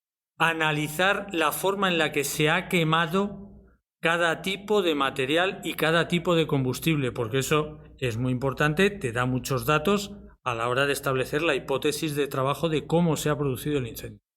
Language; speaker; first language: Spanish; native; Spanish